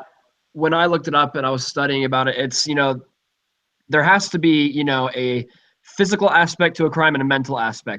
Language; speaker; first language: English; native; English